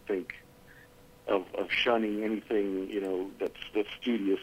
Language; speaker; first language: English; native; English